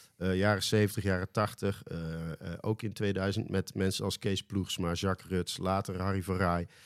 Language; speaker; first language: Dutch; native; Dutch